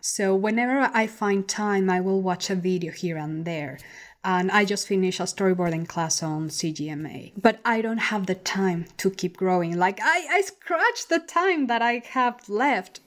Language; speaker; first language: English; non-native, fluent; Spanish